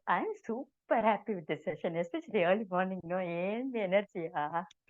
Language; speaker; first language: English; non-native, local second language; Telugu